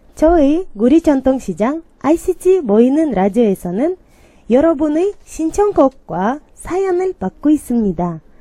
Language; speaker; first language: Korean; non-native, learner; Kyrgyz